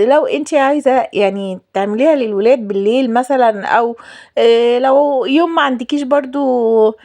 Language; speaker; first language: Arabic; native; Arabic